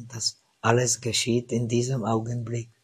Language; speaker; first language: German; non-native, fluent; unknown